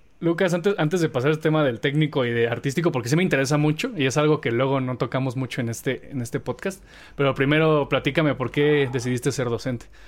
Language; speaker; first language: Spanish; native; Spanish